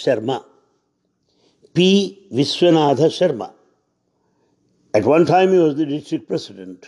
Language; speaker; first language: English; non-native, local second language; Telugu